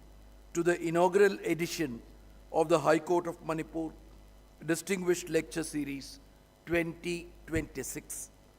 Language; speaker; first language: English; non-native, local second language; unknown